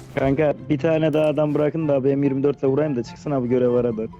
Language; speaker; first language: Turkish; native; Turkish